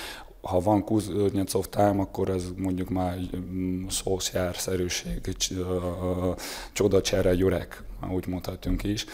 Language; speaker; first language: Hungarian; non-native, fluent; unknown